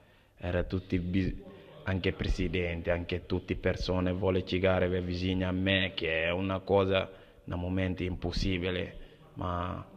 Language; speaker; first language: Italian; non-native, learner; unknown